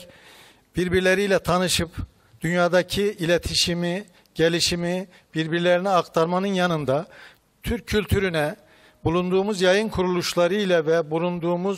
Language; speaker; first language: Turkish; native; Turkish